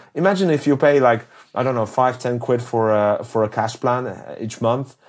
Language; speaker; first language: English; early bilingual, other home language; Polish